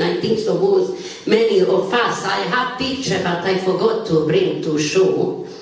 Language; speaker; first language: English; non-native, learner; Bosnian